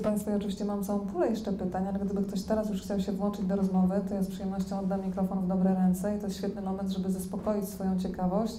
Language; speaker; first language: Polish; native; Polish